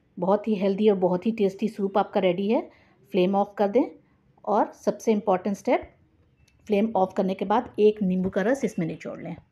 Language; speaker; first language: Hindi; native; Hindi